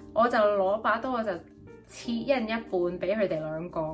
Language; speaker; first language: Cantonese; early bilingual, heritage; Cantonese